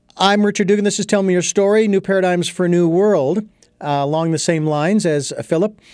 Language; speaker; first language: English; native; English